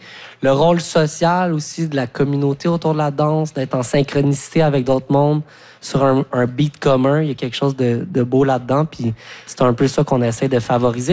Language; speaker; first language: French; native; French